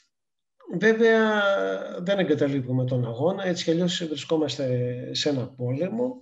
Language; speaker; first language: Greek; native; Greek